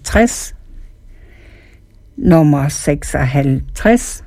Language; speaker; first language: Danish; native; Danish